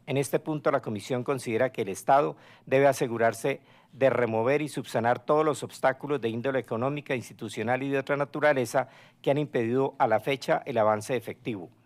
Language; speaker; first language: Spanish; native; Spanish